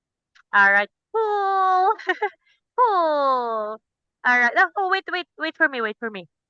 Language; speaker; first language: English; non-native, local second language; Cebuano